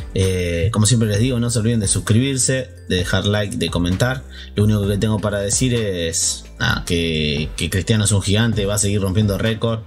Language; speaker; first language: Spanish; native; Spanish